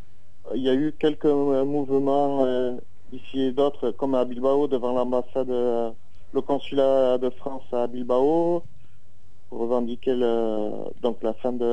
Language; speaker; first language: French; native; French